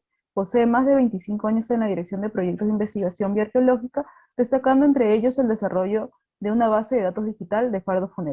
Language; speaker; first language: Spanish; native; Spanish